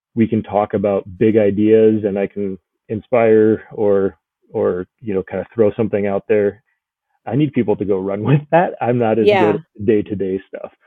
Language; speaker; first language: English; native; English